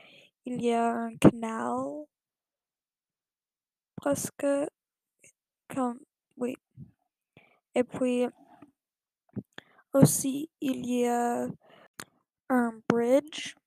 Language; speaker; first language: French; non-native, learner; English